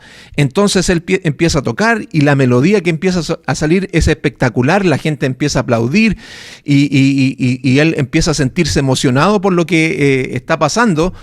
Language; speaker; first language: Spanish; native; Spanish